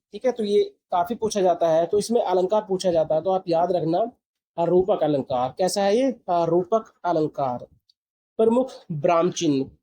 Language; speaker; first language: Hindi; native; Hindi